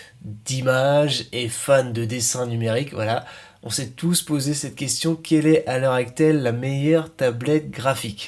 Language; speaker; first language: French; native; French